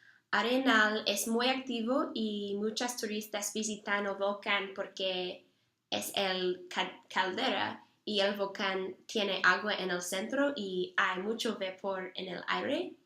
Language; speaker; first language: Spanish; non-native, learner; English